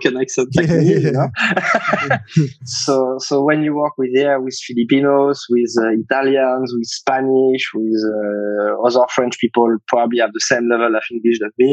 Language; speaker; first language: English; non-native, fluent; French